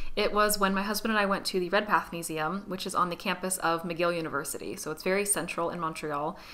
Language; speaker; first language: English; native; English